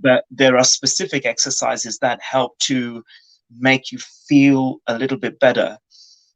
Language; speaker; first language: English; native; English